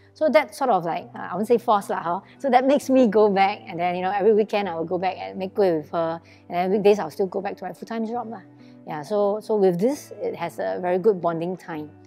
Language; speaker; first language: English; non-native, local second language; Chinese